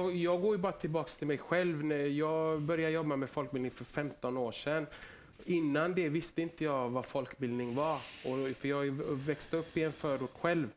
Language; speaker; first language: Swedish; early bilingual, other home language; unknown